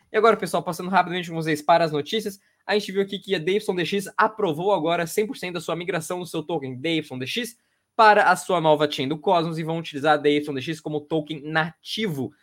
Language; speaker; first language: Portuguese; native; Portuguese